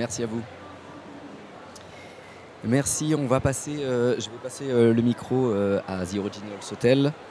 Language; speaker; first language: French; native; French